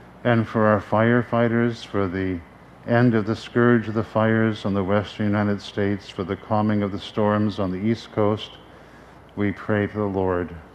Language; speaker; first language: English; native; English